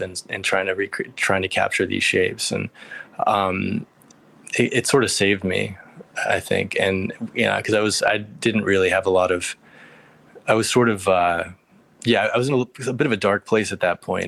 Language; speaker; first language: English; native; English